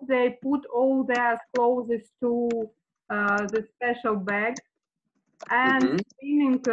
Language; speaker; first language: English; non-native, learner; Russian